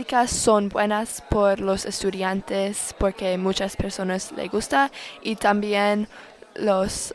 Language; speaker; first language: Spanish; non-native, learner; English